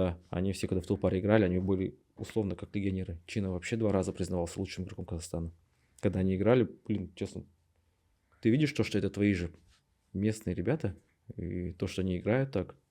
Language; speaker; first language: Russian; native; Russian